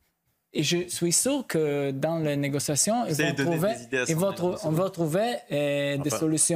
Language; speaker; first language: French; non-native, fluent; Hebrew